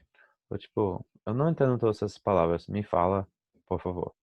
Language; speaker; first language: Portuguese; non-native, fluent; English